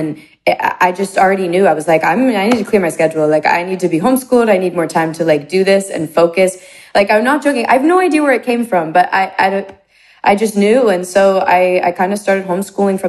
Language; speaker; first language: English; native; English